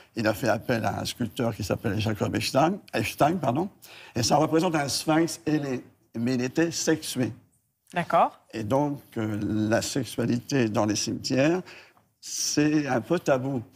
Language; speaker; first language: French; native; French